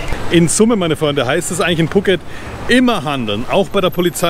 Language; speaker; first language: German; native; German